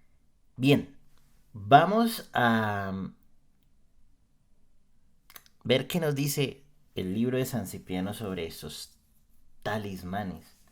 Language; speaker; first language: Spanish; native; Spanish